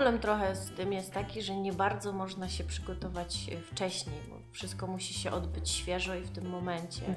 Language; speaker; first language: Polish; native; Polish